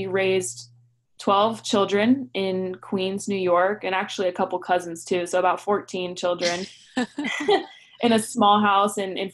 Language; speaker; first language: English; native; English